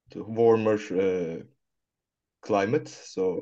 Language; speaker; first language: English; non-native, fluent; Turkish